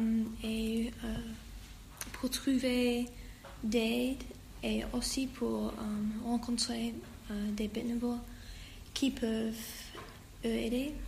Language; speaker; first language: French; non-native, learner; English